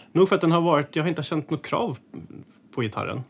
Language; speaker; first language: Swedish; native; Swedish